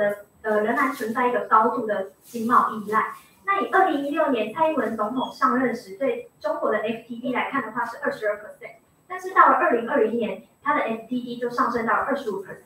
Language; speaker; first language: Chinese; native; Chinese